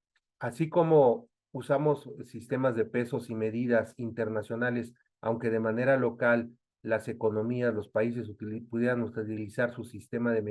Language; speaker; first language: Spanish; native; Spanish